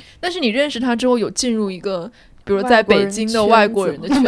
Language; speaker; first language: Chinese; native; Chinese